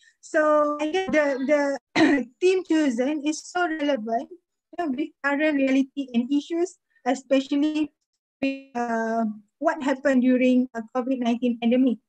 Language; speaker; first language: English; non-native, fluent; Malay